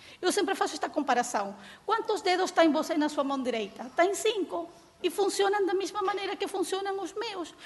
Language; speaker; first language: Portuguese; early bilingual, heritage; Portuguese